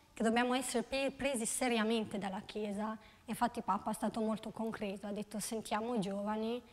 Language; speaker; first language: Italian; non-native, fluent; Albanian